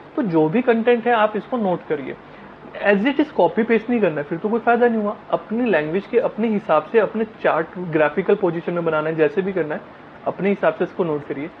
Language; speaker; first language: Hindi; native; Hindi